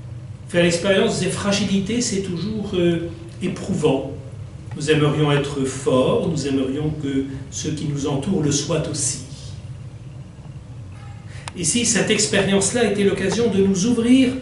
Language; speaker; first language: French; native; French